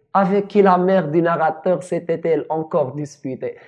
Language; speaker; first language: French; non-native, local second language; Arabic